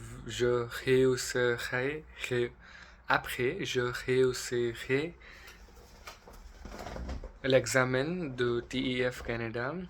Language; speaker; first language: French; non-native, learner; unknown